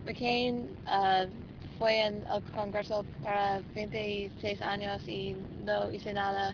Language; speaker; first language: Spanish; non-native, learner; English